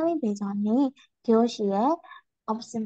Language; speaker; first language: Korean; non-native, learner; Burmese